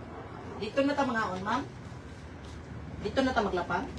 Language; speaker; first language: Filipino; non-native, local second language; Cebuano